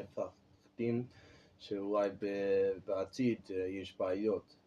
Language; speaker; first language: Hebrew; non-native, learner; English